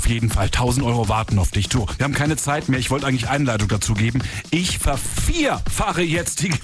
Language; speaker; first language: German; native; German